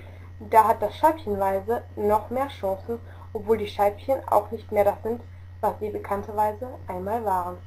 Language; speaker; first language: German; native; German